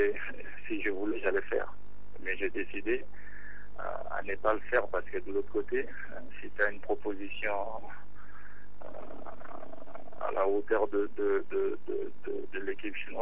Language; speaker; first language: French; non-native, local second language; Bambara